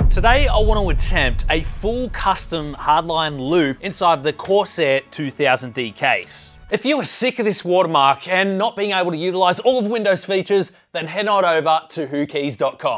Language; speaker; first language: English; native; English